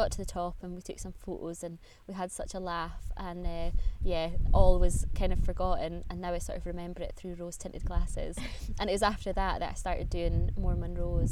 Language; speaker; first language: English; native; English